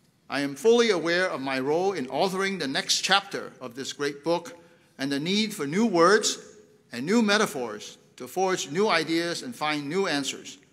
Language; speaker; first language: English; non-native, local second language; Cantonese